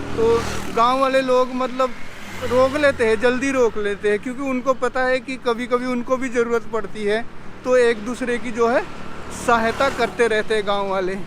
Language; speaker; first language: Hindi; native; Hindi